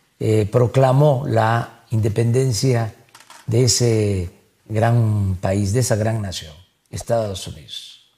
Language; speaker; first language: Spanish; native; Spanish